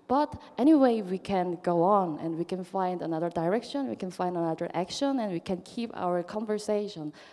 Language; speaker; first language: English; non-native, fluent; Korean